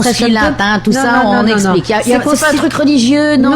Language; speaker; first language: French; native; French